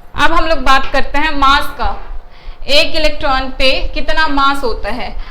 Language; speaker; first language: Hindi; native; Hindi